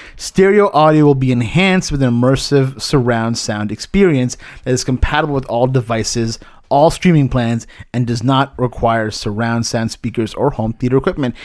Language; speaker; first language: English; early bilingual, other home language; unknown